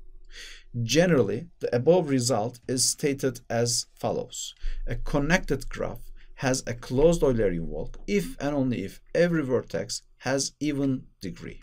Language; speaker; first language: English; non-native, fluent; Turkish